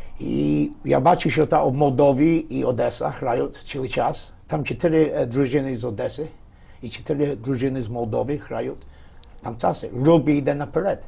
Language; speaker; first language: Polish; non-native, learner; Ukrainian